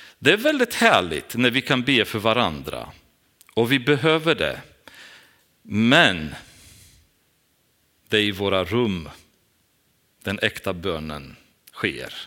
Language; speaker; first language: Swedish; non-native, fluent; Romanian